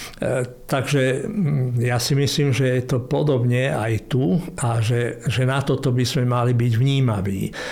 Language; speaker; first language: Slovak; native; Slovak